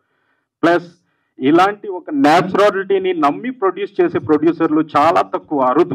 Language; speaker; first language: Telugu; native; Telugu